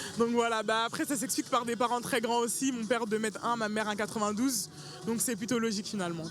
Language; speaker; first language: French; early bilingual, other home language; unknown